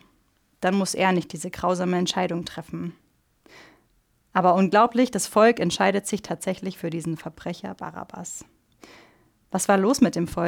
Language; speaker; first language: German; native; German